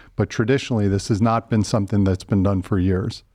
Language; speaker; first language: English; native; English